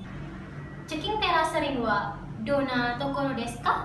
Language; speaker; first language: Japanese; non-native, learner; Indonesian